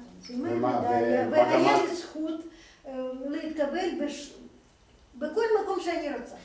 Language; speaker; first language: Hebrew; non-native, fluent; Russian